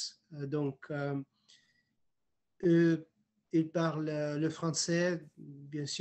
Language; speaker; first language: French; non-native, fluent; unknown